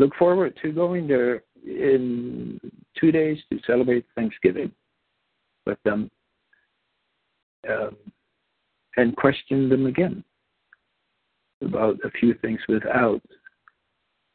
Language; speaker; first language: English; non-native, fluent; Dutch